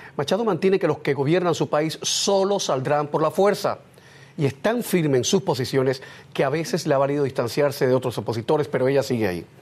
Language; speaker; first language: Spanish; native; Spanish